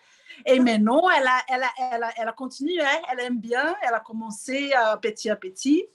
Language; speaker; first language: French; non-native, learner; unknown